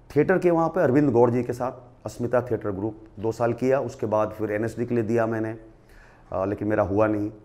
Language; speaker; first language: Hindi; non-native, local second language; Bhojpuri